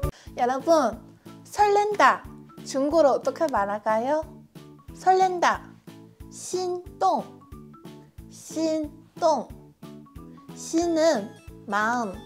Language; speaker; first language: Korean; non-native, fluent; Chinese